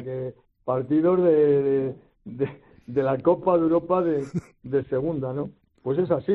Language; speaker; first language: Spanish; native; Spanish